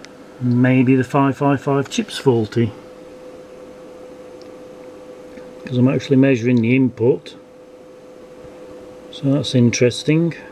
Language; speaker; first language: English; native; English